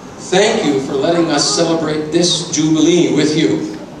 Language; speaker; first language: English; native; English